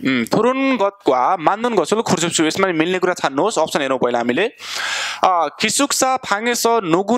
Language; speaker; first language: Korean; non-native, fluent; Nepali